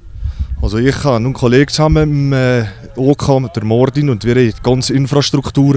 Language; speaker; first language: German; native; German